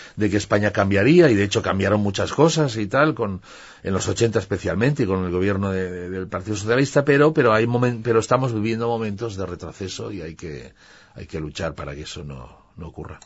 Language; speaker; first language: Spanish; native; Spanish